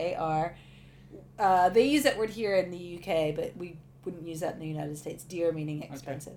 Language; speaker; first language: English; native; English